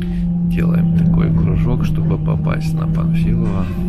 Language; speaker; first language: Russian; native; Russian